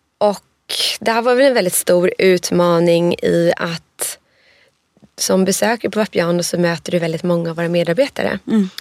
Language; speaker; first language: Swedish; native; Swedish